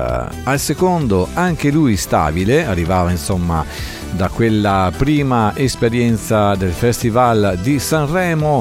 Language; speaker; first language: Italian; native; Italian